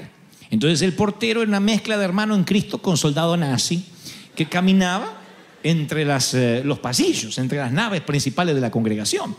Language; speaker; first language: Spanish; native; Spanish